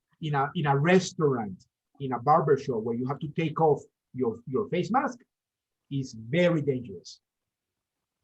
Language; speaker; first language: English; non-native, fluent; Spanish